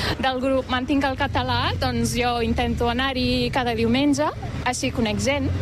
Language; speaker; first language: Catalan; non-native, fluent; Turkish